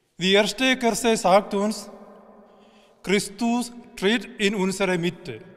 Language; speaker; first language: German; non-native, fluent; Malayalam